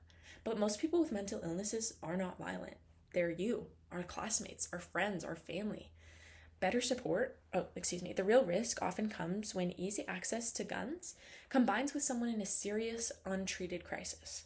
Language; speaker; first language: English; native; English